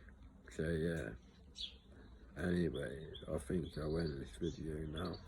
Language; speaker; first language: English; native; English